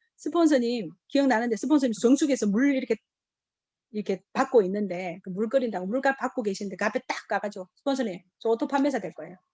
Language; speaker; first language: Korean; native; Korean